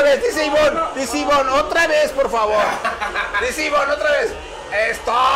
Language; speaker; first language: Spanish; native; Spanish